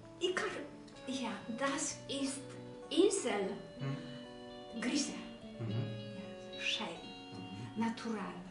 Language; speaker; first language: German; non-native, learner; Polish